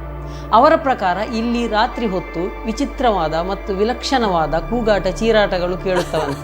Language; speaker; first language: Kannada; native; Kannada